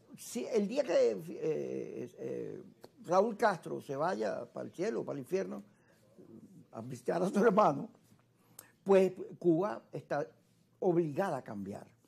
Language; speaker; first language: Spanish; native; Spanish